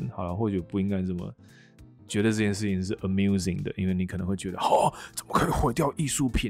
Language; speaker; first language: Chinese; native; Chinese